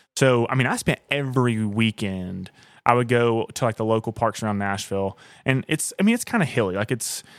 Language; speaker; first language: English; native; English